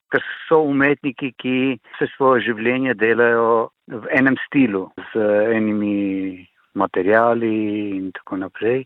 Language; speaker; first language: Slovenian; non-native, fluent; Armenian